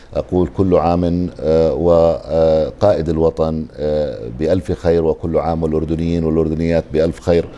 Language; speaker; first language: Arabic; native; Arabic